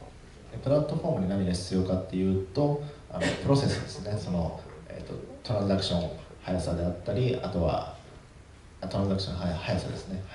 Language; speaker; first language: Japanese; native; Japanese